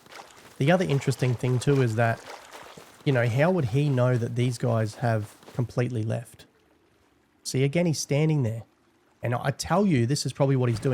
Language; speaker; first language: English; native; English